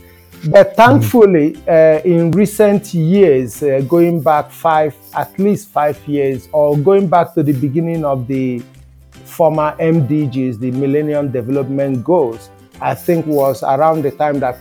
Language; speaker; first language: English; non-native, local second language; Igbo